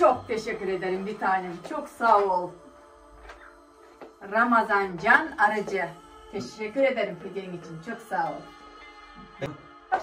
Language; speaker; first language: Turkish; non-native, fluent; Kyrgyz